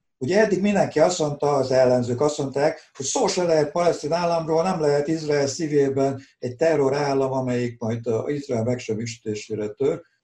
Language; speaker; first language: Hungarian; native; Hungarian